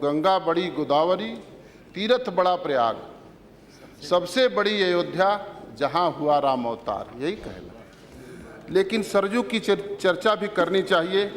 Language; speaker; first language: Hindi; native; Hindi